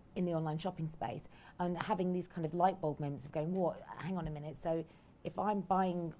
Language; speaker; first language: English; native; English